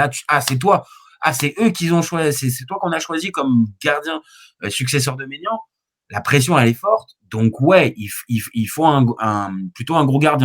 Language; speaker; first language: French; native; French